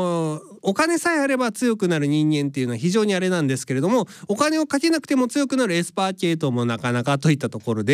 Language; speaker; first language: Japanese; native; Japanese